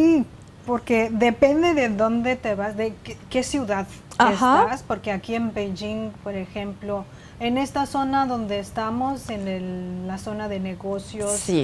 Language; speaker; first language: Spanish; non-native, fluent; Chinese